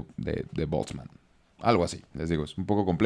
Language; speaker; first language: Spanish; native; Spanish